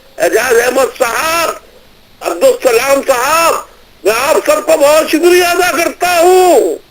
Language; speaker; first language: Urdu; native; Urdu